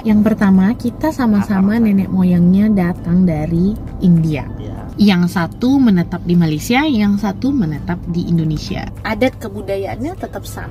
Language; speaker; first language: Indonesian; non-native, local second language; Tamil